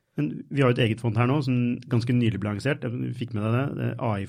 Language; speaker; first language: Norwegian; native; Norwegian